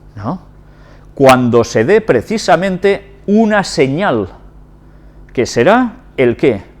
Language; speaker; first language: Spanish; non-native, local second language; Catalan